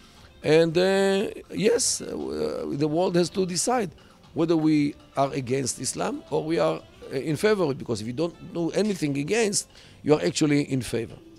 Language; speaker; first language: English; non-native, fluent; Hebrew